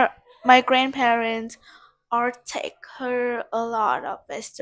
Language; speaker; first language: English; non-native, learner; Vietnamese